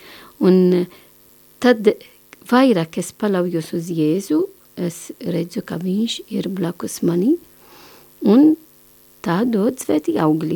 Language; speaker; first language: Latvian; non-native, learner; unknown